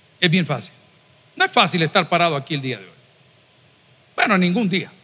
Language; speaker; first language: Spanish; native; Spanish